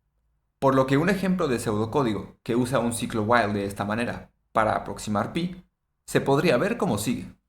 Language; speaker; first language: Spanish; native; Spanish